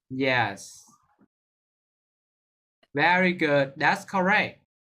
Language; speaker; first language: English; non-native, fluent; Vietnamese